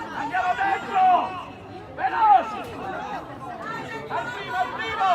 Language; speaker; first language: Italian; native; Italian